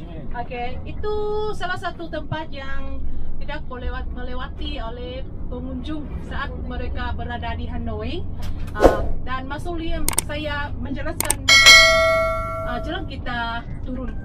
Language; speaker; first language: Indonesian; non-native, fluent; Vietnamese